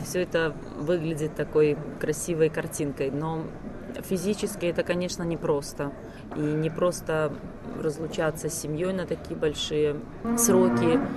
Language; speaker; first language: Russian; native; Russian